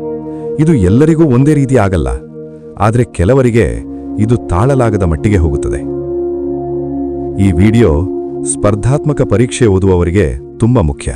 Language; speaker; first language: Kannada; native; Kannada